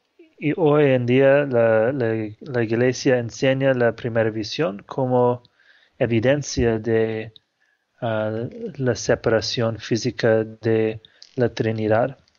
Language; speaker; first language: Spanish; non-native, fluent; English